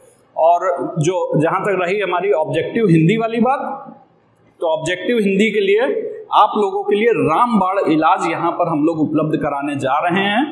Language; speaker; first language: Hindi; native; Hindi